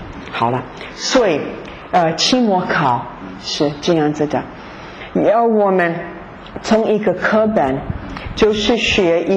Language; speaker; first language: Chinese; non-native, fluent; English